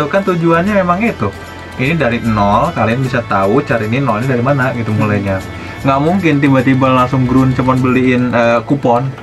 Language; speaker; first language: Indonesian; native; Indonesian